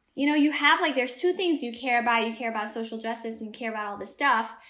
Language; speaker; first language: English; early bilingual, other home language; Amharic